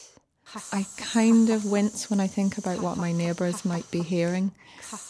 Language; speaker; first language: English; native; English